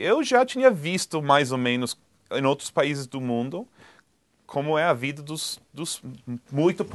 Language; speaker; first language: Portuguese; non-native, fluent; English